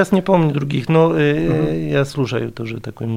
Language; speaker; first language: Russian; non-native, fluent; Polish